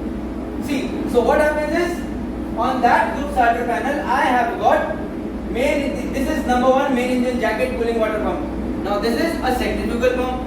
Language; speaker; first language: English; non-native, local second language; Hindi